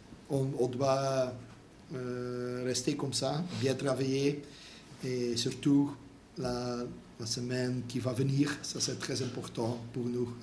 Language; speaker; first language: French; non-native, local second language; Dutch